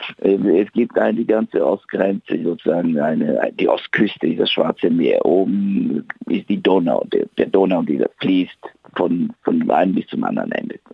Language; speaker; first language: German; non-native, fluent; Bulgarian